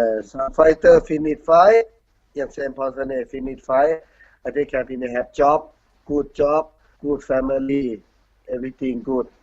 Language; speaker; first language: English; non-native, learner; Thai